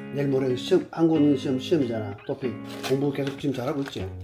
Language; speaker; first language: Korean; native; Korean